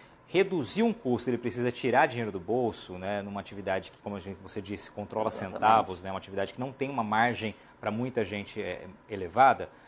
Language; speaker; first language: Portuguese; native; Portuguese